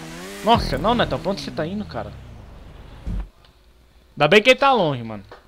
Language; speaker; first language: Portuguese; native; Portuguese